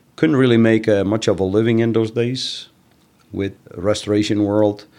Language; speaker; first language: English; non-native, fluent; Dutch